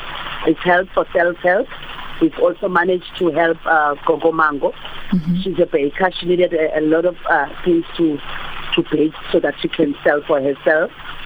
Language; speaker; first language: English; non-native, local second language; Afrikaans